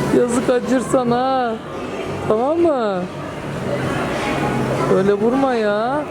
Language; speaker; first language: Turkish; native; Turkish